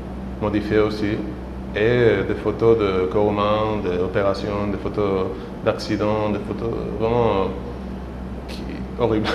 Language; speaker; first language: French; non-native, fluent; Spanish